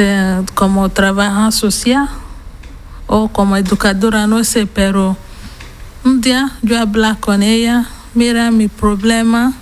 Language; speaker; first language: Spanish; non-native, learner; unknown